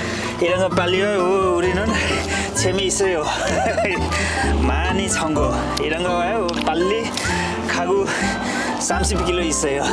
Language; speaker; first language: Korean; non-native, learner; Nepali